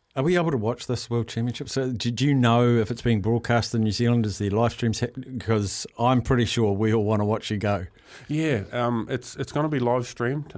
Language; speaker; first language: English; native; English